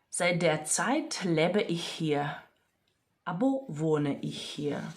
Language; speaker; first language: German; non-native, fluent; Ukrainian